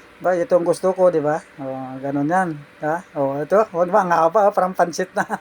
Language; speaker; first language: Filipino; native; Filipino